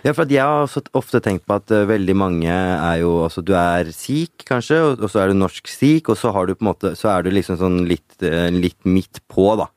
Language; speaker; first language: Norwegian; early bilingual, other home language; Punjabi